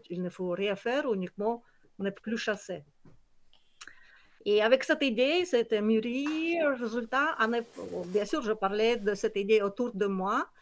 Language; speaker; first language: French; non-native, learner; Kyrgyz